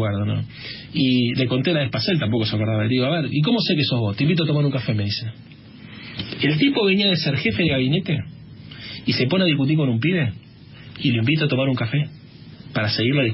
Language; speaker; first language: Spanish; native; Spanish